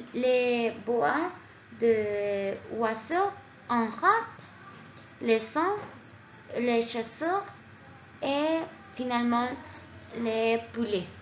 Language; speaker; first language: French; non-native, learner; Spanish